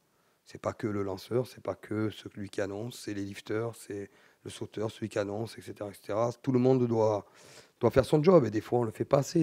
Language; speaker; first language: French; native; French